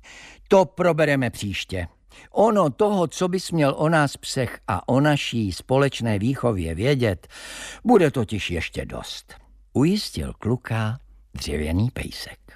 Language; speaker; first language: Czech; native; Czech